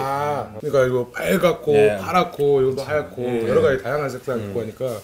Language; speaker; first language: Korean; native; Korean